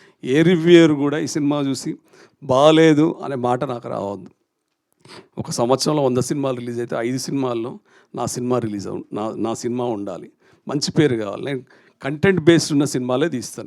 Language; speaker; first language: Telugu; native; Telugu